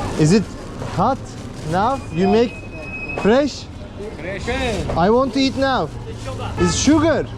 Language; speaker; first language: English; non-native, learner; Turkish